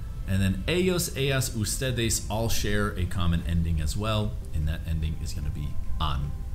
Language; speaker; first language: English; native; English